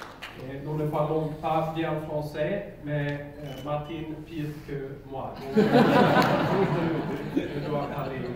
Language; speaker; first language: French; non-native, learner; Swedish